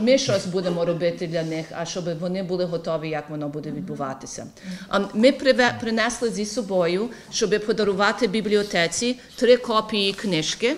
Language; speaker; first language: Ukrainian; early bilingual, heritage; Ukrainian